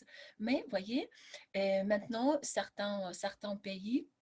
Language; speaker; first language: French; non-native, fluent; Lithuanian